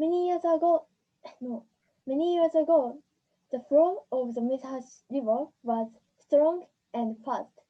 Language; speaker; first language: English; non-native, learner; Japanese